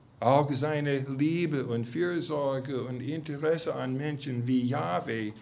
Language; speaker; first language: German; non-native, fluent; English